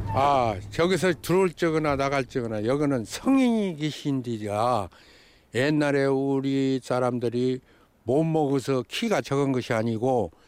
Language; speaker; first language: Korean; native; Korean